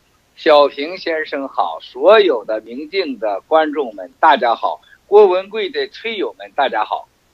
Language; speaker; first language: Chinese; native; Chinese